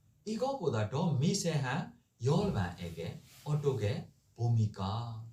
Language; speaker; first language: Korean; non-native, learner; Burmese